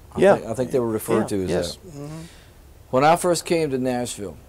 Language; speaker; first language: English; native; English